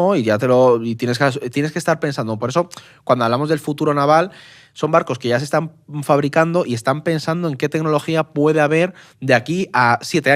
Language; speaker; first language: Spanish; native; Spanish